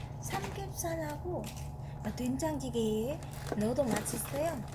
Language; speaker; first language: Korean; non-native, fluent; Vietnamese